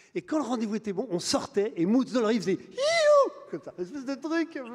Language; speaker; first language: French; native; French